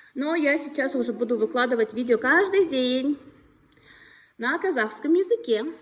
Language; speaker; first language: Russian; non-native, local second language; Kazakh